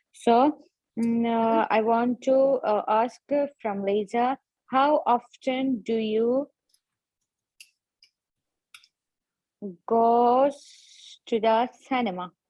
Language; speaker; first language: English; non-native, learner; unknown